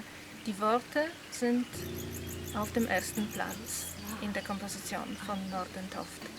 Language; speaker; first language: German; non-native, fluent; Polish